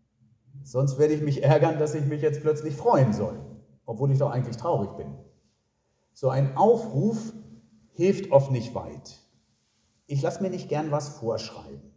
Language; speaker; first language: German; native; German